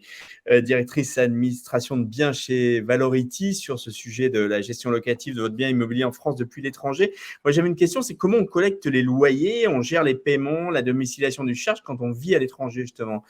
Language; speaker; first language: French; native; French